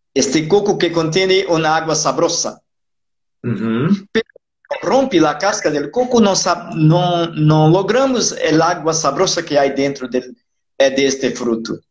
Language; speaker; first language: Spanish; non-native, fluent; Portuguese